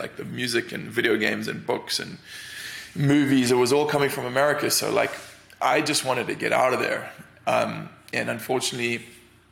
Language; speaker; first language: English; native; English